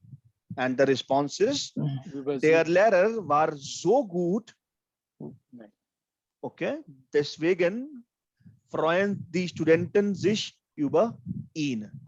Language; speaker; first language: German; non-native, fluent; Hindi